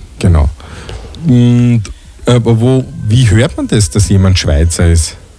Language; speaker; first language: German; native; German